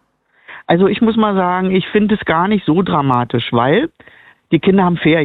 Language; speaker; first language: German; native; German